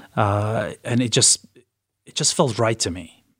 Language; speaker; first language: English; early bilingual, other home language; Persian